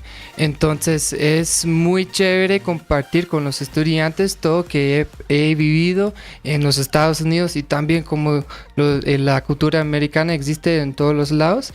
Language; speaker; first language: Spanish; non-native, fluent; English